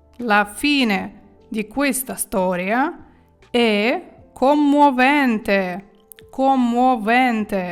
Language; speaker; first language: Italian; non-native, fluent; Ukrainian